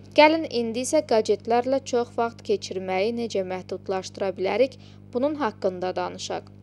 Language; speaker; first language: Azerbaijani; non-native, local second language; Georgian